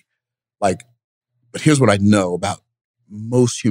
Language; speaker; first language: English; native; English